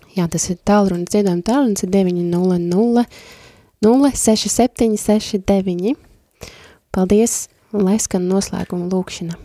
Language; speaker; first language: Latvian; native; Latvian